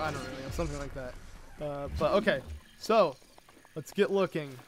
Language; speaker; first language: English; native; English